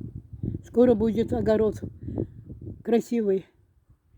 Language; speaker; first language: Russian; non-native, fluent; Azerbaijani